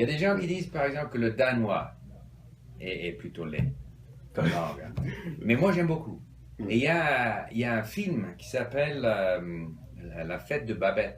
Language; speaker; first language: French; non-native, fluent; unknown